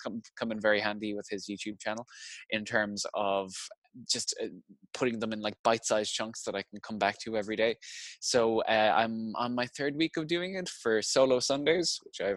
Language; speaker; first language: English; native; English